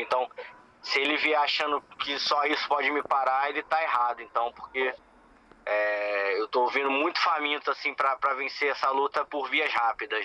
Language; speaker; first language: Portuguese; native; Portuguese